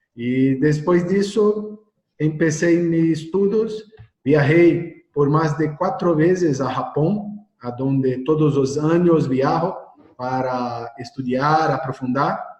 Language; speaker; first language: Spanish; non-native, learner; Portuguese